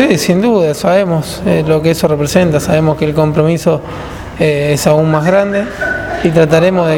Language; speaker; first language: Spanish; native; Spanish